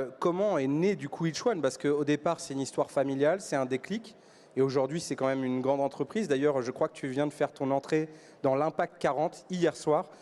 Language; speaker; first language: French; native; French